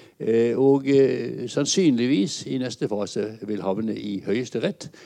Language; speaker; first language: Norwegian; native; Norwegian